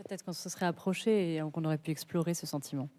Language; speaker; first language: French; native; French